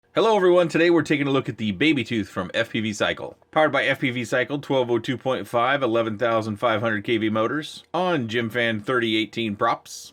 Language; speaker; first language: English; native; English